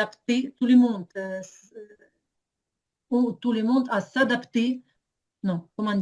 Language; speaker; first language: French; non-native, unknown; Ukrainian